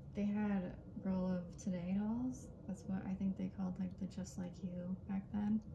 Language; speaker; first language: English; native; English